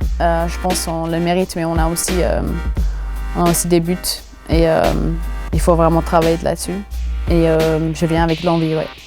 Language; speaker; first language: French; non-native, local second language; German